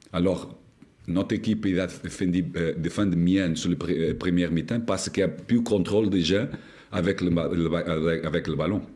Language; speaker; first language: French; non-native, learner; Portuguese